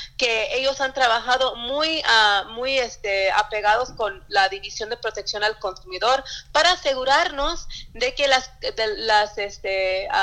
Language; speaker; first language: Spanish; early bilingual, heritage; Spanish